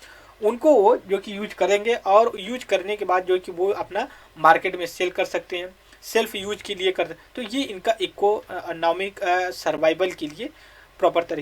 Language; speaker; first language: Hindi; native; Hindi